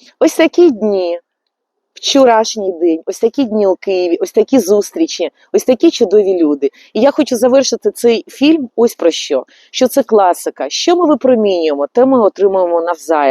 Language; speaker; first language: Ukrainian; native; Ukrainian